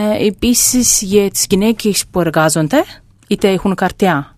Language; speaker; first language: Greek; non-native, fluent; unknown